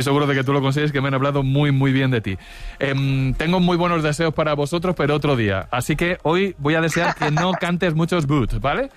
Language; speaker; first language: Spanish; native; Spanish